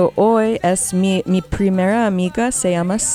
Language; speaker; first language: Spanish; non-native, learner; English